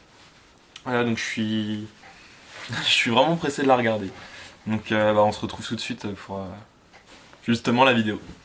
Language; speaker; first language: French; native; French